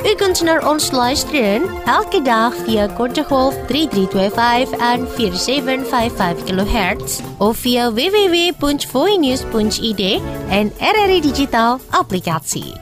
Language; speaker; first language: Dutch; non-native, fluent; Indonesian